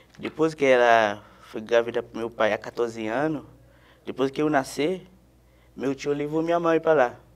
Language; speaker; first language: Portuguese; non-native, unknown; Haitian Creole